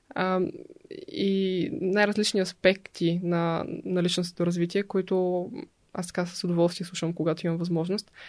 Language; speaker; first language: Bulgarian; native; Bulgarian